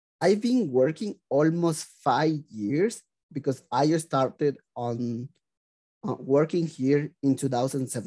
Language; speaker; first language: English; non-native, fluent; Spanish